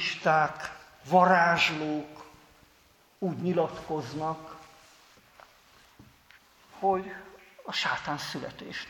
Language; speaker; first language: Hungarian; native; Hungarian